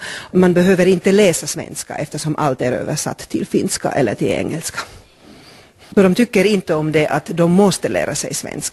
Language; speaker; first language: Swedish; non-native, local second language; Finnish